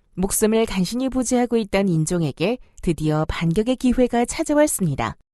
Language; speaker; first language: Korean; native; Korean